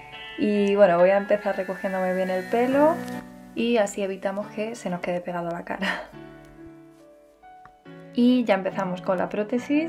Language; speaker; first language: Spanish; native; Spanish